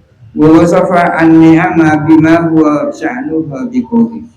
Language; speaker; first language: Arabic; non-native, fluent; Indonesian